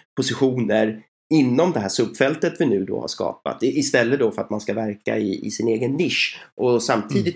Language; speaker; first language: Swedish; native; Swedish